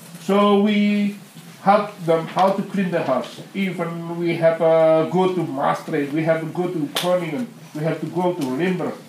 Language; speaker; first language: English; non-native, learner; Indonesian